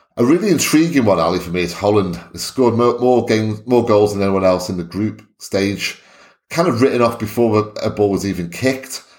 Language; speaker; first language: English; native; English